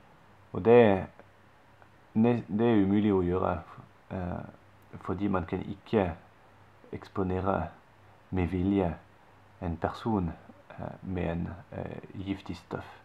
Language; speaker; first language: Norwegian; non-native, fluent; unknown